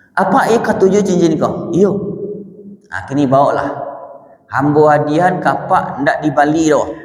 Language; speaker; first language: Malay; non-native, local second language; Minangkabau